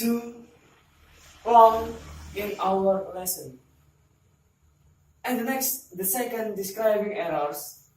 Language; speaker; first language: English; non-native, learner; Indonesian